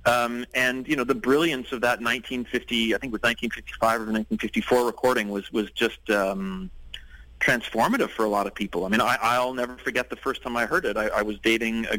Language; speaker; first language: English; native; English